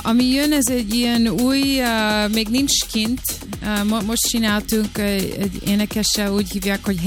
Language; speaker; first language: Hungarian; early bilingual, heritage; Hungarian